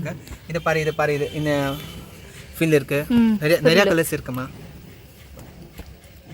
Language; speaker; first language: Tamil; non-native, learner; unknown